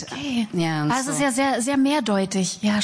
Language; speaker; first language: German; native; German